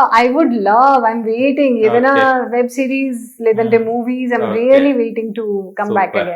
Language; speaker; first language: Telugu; non-native, learner; Hindi